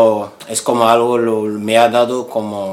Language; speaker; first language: Spanish; non-native, learner; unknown